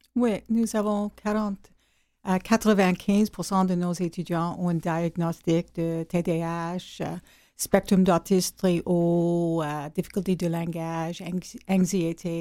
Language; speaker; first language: French; non-native, learner; English